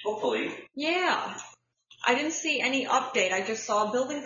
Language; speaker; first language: English; native; English